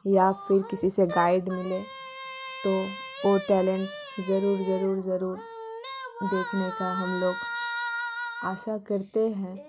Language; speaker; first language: Hindi; non-native, local second language; Santali